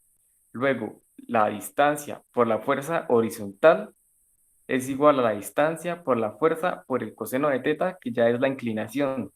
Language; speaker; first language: Spanish; native; Spanish